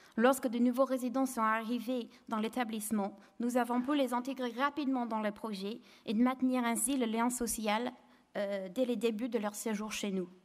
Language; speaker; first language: French; non-native, fluent; English